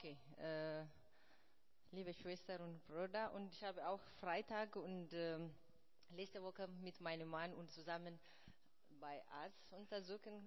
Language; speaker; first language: German; non-native, learner; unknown